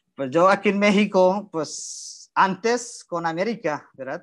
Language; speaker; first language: Spanish; non-native, learner; Indonesian